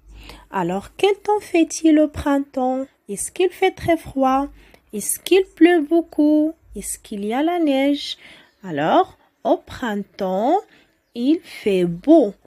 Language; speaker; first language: French; non-native, local second language; Arabic